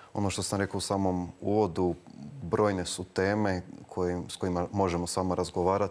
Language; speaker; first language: Croatian; native; Croatian